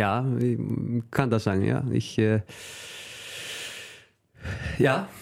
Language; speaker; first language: German; non-native, fluent; Icelandic